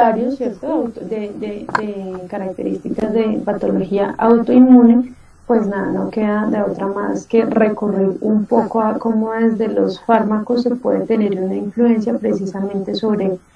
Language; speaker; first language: Spanish; native; Spanish